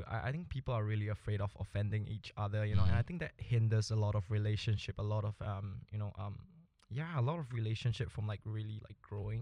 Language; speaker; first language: English; early bilingual, other home language; Spanish